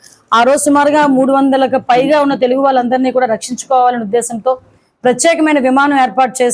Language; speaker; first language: Telugu; native; Telugu